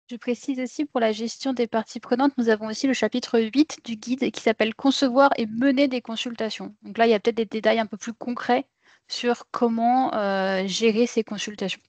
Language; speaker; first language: French; native; French